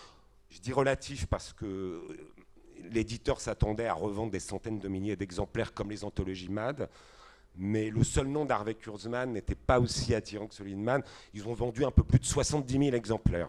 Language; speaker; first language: French; native; French